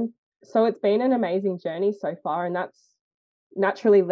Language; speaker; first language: English; native; English